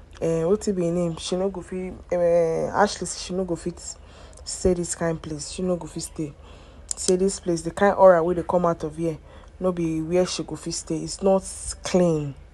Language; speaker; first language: Nigerian Pidgin; native; Nigerian Pidgin